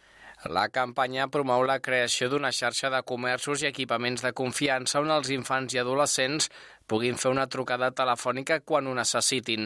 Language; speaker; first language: Catalan; native; Catalan